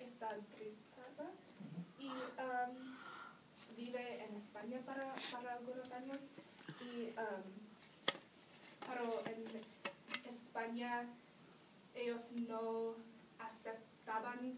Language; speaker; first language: Spanish; non-native, learner; English